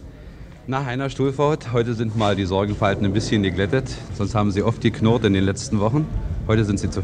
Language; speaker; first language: German; native; German